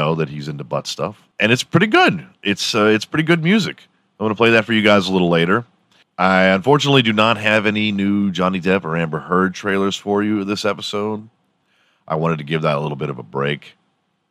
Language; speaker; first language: English; native; English